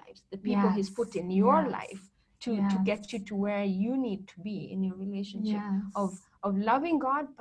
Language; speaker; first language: English; non-native, local second language; Kikuyu